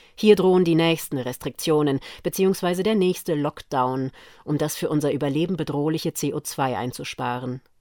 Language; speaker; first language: German; native; German